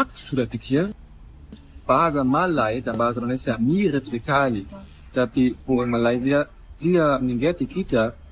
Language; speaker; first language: Indonesian; non-native, learner; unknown